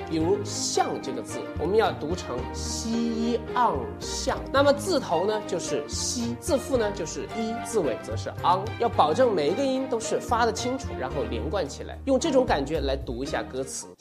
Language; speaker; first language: Chinese; native; Chinese